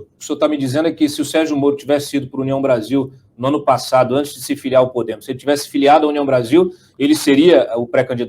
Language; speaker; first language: Portuguese; native; Portuguese